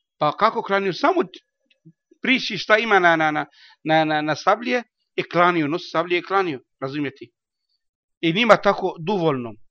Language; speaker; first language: Bosnian; non-native, learner; Arabic